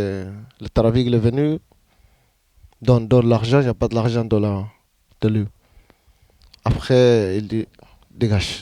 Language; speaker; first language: French; non-native, learner; Arabic